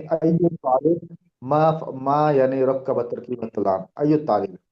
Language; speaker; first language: Arabic; non-native, learner; Urdu